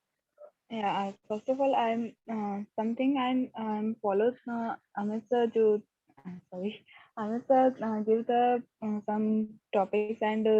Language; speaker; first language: English; non-native, learner; Hindi